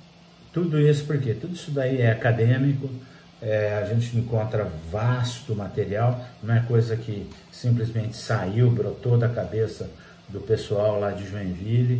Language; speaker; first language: Portuguese; native; Portuguese